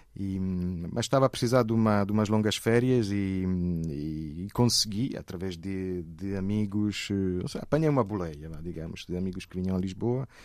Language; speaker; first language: Portuguese; non-native, fluent; Italian